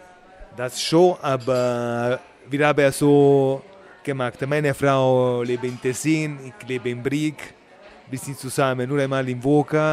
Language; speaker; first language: German; non-native, learner; Italian